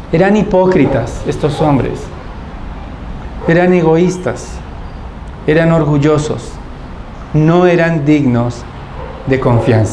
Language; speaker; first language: Spanish; native; Spanish